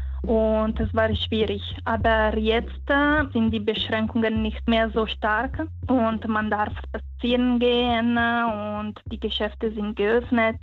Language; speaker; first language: German; non-native, learner; Italian